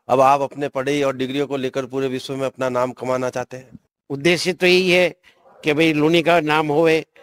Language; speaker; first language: Hindi; native; Hindi